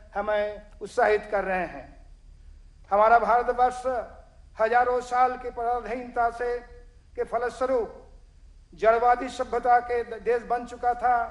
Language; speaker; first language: Hindi; non-native, local second language; Bangla